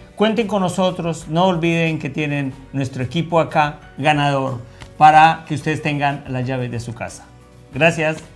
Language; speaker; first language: Spanish; native; Spanish